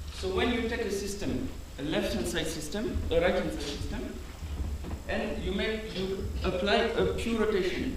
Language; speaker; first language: English; non-native, fluent; French